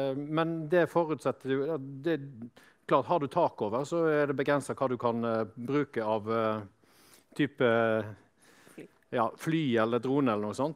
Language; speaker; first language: Norwegian; native; Norwegian